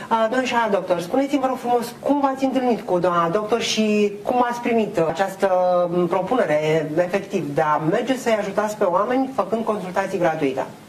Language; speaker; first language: Romanian; native; Romanian